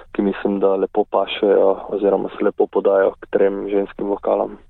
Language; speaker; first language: Slovenian; native; Slovenian